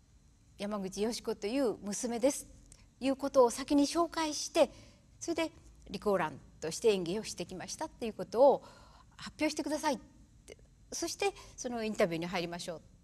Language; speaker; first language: Japanese; early bilingual, heritage; Japanese